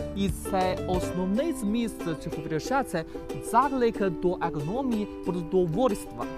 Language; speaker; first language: Ukrainian; non-native, learner; Chinese